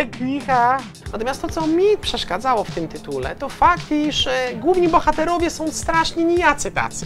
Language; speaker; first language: Polish; native; Polish